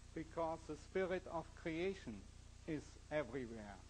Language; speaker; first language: English; non-native, fluent; German